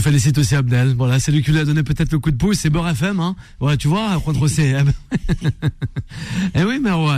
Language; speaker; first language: French; native; French